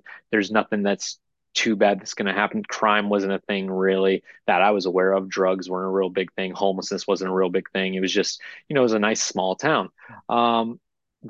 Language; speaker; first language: English; native; English